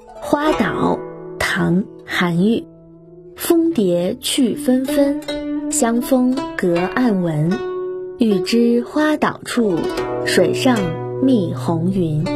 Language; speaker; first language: Chinese; native; Chinese